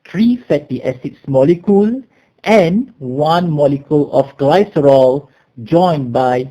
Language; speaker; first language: English; non-native, local second language; Malay